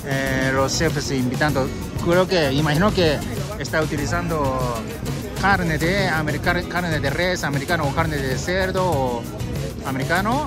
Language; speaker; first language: Spanish; non-native, learner; Japanese